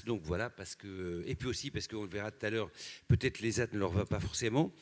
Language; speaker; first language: French; native; French